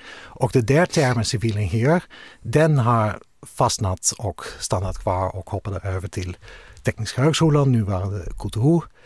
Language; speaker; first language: Swedish; non-native, fluent; Dutch